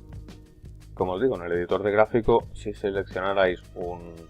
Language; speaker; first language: Spanish; native; Spanish